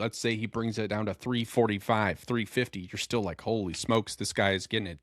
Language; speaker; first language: English; native; English